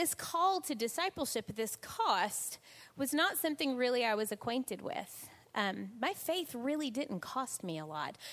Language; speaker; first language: English; native; English